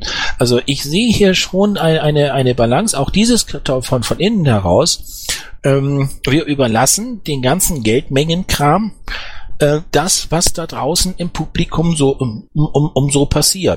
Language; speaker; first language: German; native; German